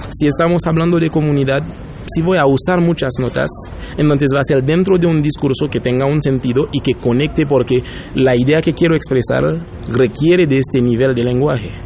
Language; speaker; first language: Spanish; non-native, fluent; Haitian Creole